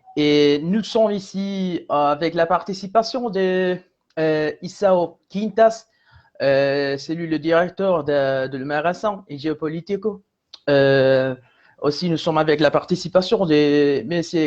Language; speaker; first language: French; non-native, fluent; Spanish